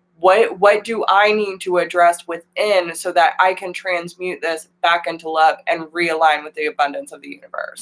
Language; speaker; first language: English; native; English